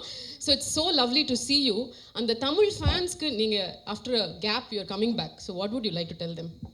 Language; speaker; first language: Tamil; native; Tamil